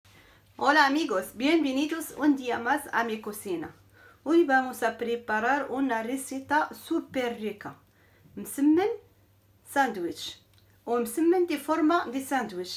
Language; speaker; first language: Spanish; non-native, fluent; Arabic